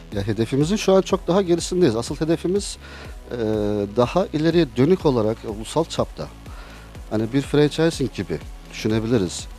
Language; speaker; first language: Turkish; native; Turkish